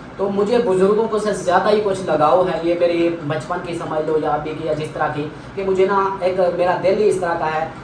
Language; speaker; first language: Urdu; non-native, local second language; Saraiki